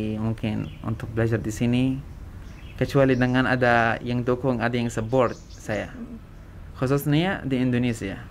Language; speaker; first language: Indonesian; non-native, fluent; Arabic